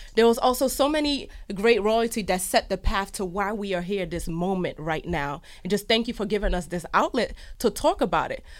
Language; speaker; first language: English; early bilingual, other home language; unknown